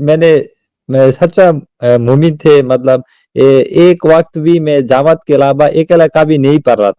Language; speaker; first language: Hindi; non-native, learner; Bangla